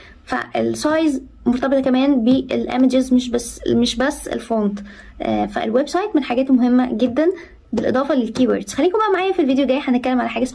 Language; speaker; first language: Arabic; native; Arabic